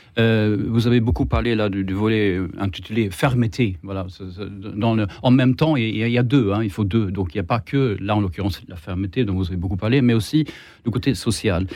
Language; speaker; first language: French; non-native, fluent; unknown